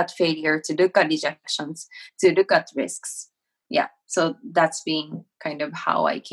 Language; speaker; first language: English; non-native, fluent; Japanese